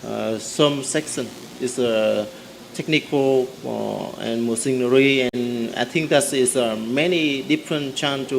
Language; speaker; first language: English; non-native, learner; Vietnamese